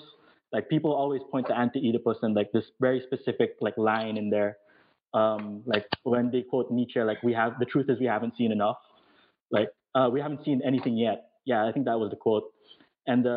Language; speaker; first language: English; non-native, local second language; Filipino